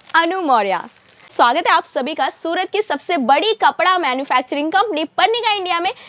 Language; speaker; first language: Hindi; native; Hindi